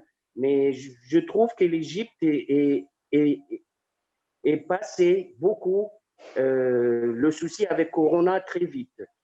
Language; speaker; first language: French; non-native, fluent; Arabic